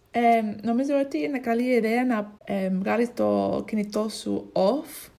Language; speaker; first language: Greek; non-native, learner; English